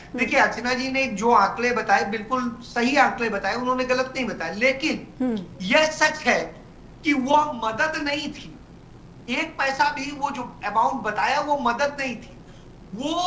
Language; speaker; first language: Hindi; native; Hindi